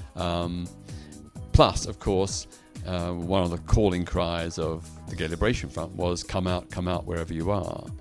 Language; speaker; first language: English; native; English